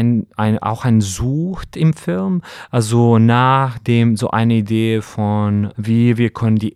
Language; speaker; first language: German; non-native, fluent; Serbian